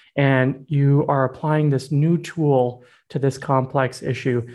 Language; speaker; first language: English; early bilingual, other home language; Burmese